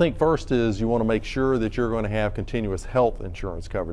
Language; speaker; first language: English; native; English